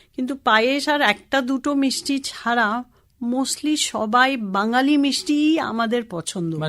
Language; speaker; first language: Bangla; non-native, local second language; Tamil